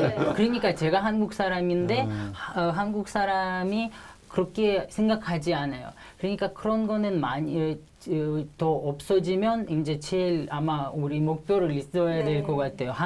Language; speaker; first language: Korean; non-native, learner; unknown